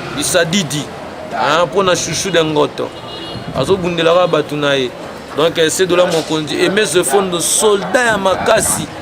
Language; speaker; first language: Lingala; native; Lingala